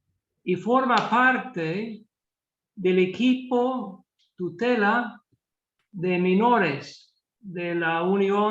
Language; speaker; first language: Spanish; non-native, fluent; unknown